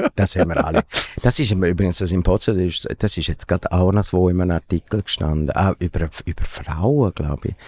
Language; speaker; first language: German; native; German